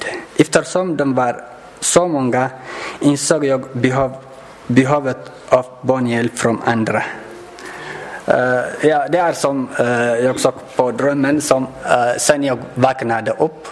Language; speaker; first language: Swedish; non-native, learner; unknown